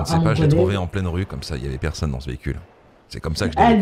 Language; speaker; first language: French; native; French